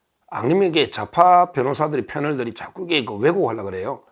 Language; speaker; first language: Korean; native; Korean